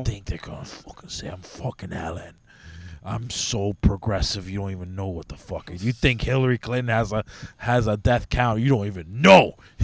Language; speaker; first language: English; native; English